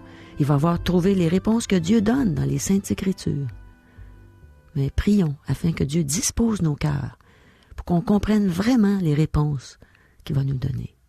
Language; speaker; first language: French; native; French